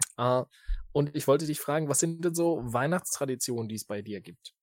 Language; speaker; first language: German; native; German